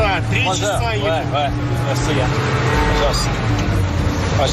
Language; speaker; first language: Russian; non-native, learner; French